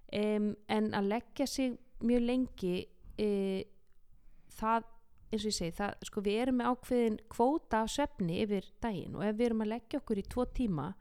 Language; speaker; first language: Icelandic; native; Icelandic